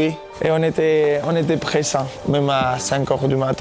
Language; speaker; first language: French; non-native, fluent; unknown